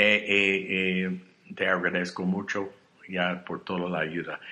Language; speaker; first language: Spanish; non-native, learner; English